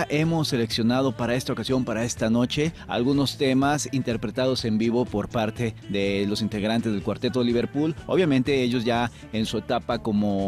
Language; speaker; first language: Spanish; native; Spanish